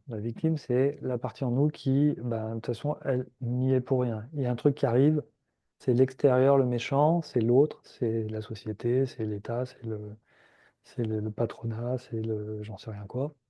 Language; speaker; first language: French; native; French